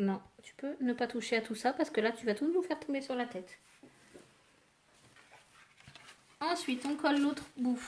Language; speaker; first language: French; native; French